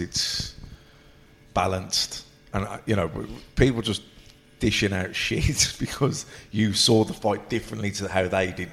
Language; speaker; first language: English; native; English